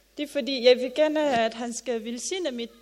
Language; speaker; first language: Danish; non-native, learner; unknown